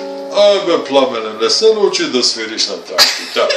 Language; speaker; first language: Bulgarian; native; Bulgarian